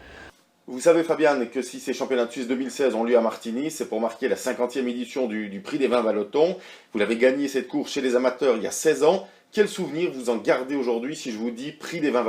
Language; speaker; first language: French; native; French